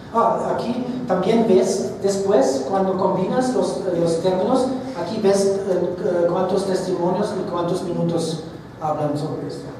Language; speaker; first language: Spanish; non-native, fluent; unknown